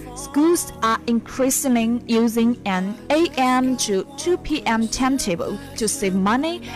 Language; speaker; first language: English; non-native, fluent; Chinese